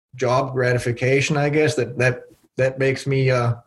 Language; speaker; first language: English; non-native, fluent; German